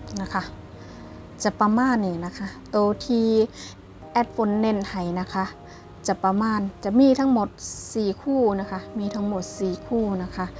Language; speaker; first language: Thai; non-native, local second language; Northeastern Thai